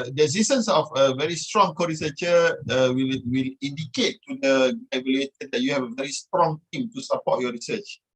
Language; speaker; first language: English; non-native, local second language; Malay